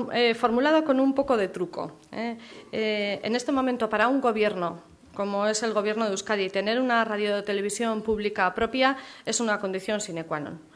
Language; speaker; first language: Spanish; native; Spanish